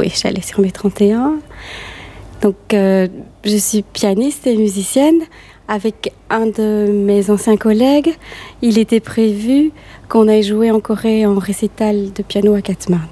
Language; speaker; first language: French; native; French